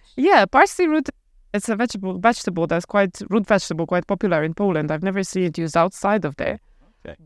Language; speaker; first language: English; non-native, fluent; Polish